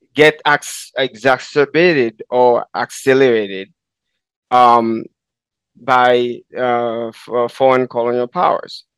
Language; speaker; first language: English; non-native, fluent; Haitian Creole